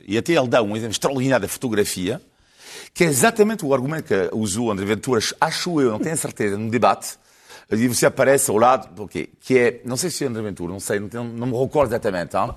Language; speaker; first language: Portuguese; non-native, fluent; French